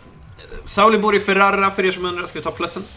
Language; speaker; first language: Swedish; native; Swedish